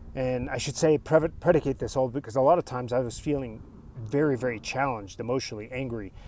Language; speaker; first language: English; early bilingual, other home language; Spanish